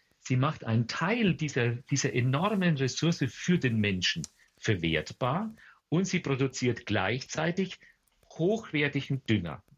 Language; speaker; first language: German; native; German